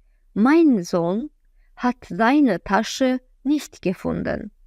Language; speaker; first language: German; non-native, fluent; Azerbaijani